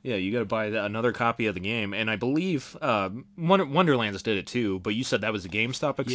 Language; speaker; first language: English; native; English